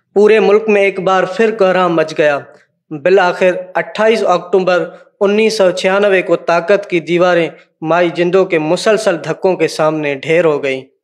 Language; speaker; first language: Urdu; non-native, local second language; Sindhi